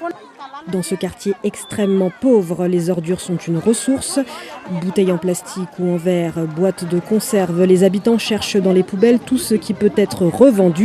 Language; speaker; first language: French; native; French